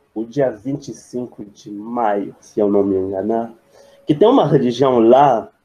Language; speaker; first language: Portuguese; non-native, fluent; French